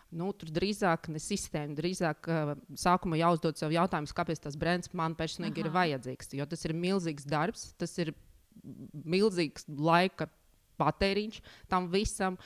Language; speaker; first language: Latvian; non-native, local second language; Russian